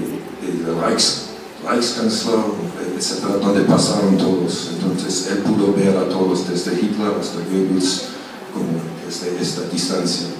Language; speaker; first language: Spanish; non-native, fluent; German